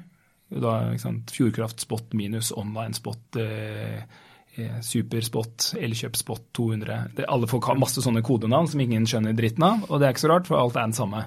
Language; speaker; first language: Norwegian; native; Norwegian